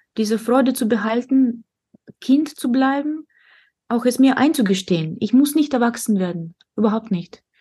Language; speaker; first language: German; non-native, fluent; Russian